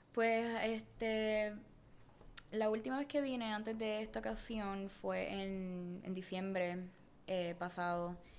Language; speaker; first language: Spanish; native; Spanish